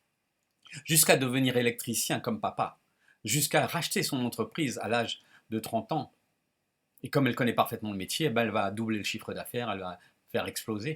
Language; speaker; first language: French; native; French